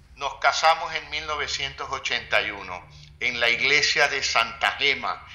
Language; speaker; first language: Spanish; native; Spanish